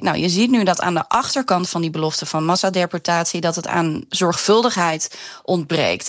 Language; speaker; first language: Dutch; native; Dutch